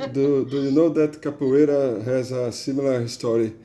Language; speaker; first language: English; non-native, learner; Portuguese